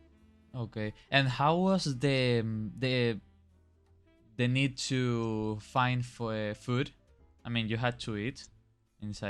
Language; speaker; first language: English; non-native, fluent; Spanish